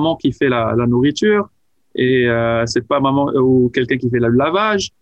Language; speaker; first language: French; non-native, local second language; Arabic